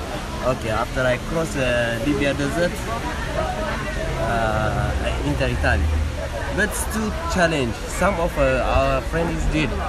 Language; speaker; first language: English; non-native, learner; Tigrinya